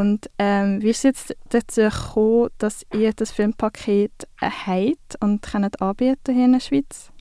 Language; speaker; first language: German; native; German